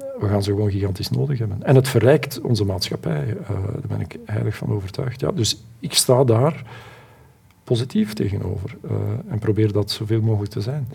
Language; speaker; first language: Dutch; native; Dutch